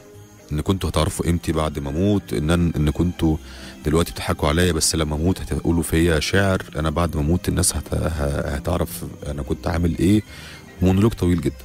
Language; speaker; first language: Arabic; native; Arabic